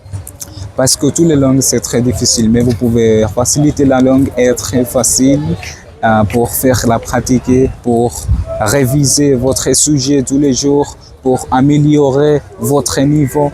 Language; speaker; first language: French; non-native, learner; Swahili